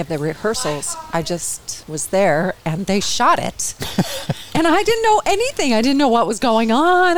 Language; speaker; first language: English; native; English